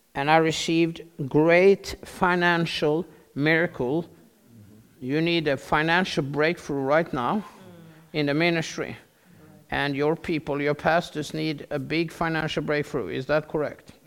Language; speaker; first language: English; non-native, learner; Norwegian